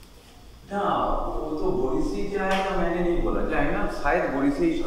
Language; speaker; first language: Hindi; non-native, local second language; Bangla